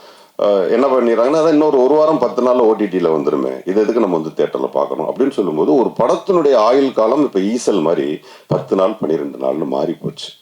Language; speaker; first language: Tamil; native; Tamil